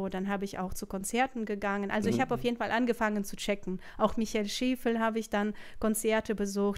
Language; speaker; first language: German; non-native, fluent; Russian